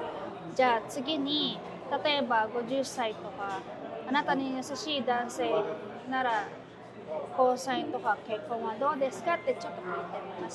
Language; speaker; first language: Japanese; non-native, fluent; Filipino